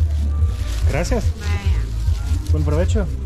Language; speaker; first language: Spanish; non-native, learner; German